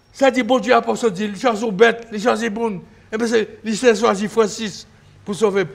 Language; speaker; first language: French; native; French